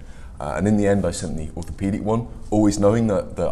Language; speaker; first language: English; native; English